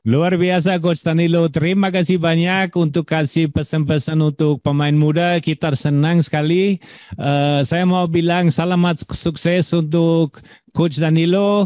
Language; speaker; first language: Indonesian; non-native, fluent; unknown